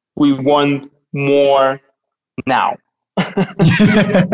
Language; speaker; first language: English; non-native, fluent; Russian